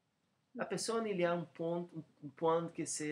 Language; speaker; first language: French; non-native, learner; Portuguese